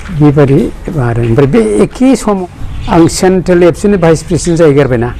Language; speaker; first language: Bodo; native; Bodo